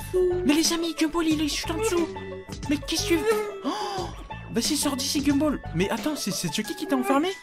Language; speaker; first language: French; native; French